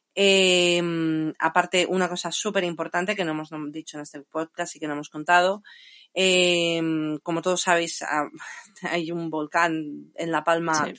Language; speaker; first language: Spanish; native; Spanish